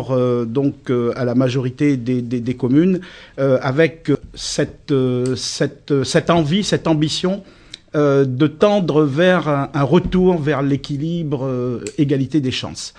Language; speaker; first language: French; native; French